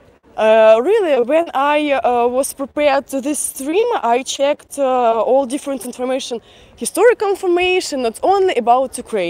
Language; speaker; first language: English; non-native, fluent; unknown